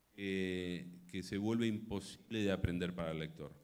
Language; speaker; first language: Spanish; native; Spanish